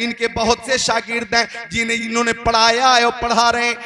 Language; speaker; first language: Urdu; native; Urdu